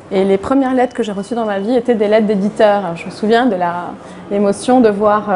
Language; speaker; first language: French; non-native, local second language; Arabic